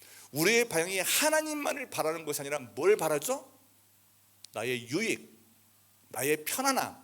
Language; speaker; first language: Korean; native; Korean